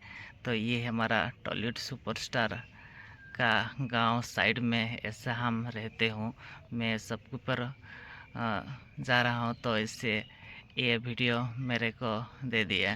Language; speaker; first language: Hindi; non-native, local second language; Odia